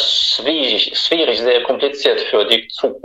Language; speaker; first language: German; non-native, fluent; Russian